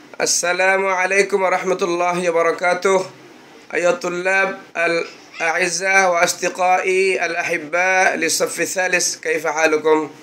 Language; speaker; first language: Arabic; non-native, fluent; Bangla